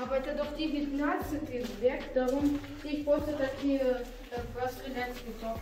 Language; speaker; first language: Russian; early bilingual, heritage; Russian